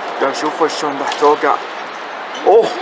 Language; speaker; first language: Arabic; native; Arabic